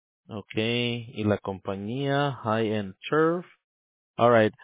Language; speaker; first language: Spanish; early bilingual, heritage; Spanish